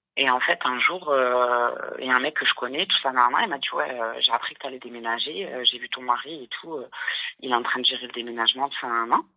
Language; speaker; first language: French; early bilingual, other home language; Arabic